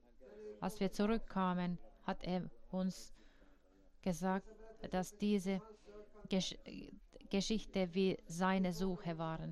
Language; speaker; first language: German; non-native, fluent; Finnish